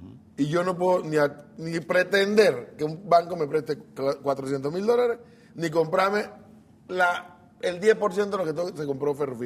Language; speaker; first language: Spanish; native; Spanish